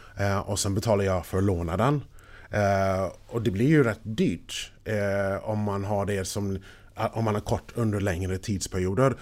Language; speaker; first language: Swedish; non-native, fluent; English